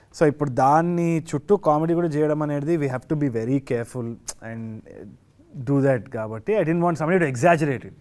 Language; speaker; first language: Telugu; native; Telugu